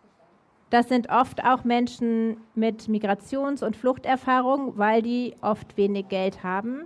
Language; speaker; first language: German; native; German